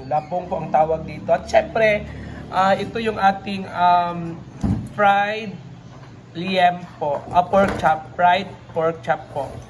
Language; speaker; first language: Filipino; native; Filipino